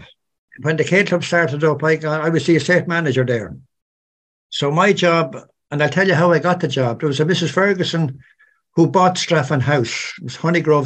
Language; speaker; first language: English; native; English